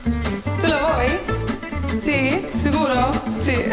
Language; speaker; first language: Italian; non-native, fluent; English